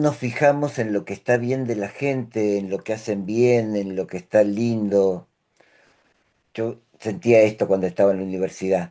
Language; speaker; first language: Spanish; native; Spanish